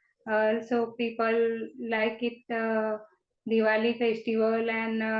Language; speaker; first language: English; non-native, learner; Kannada